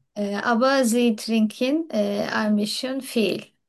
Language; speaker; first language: German; non-native, learner; Turkish